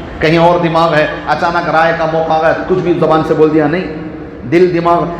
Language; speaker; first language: Urdu; native; Urdu